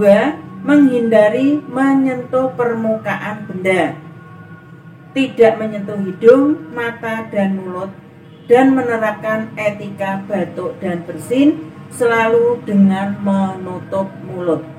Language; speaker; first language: Indonesian; native; Indonesian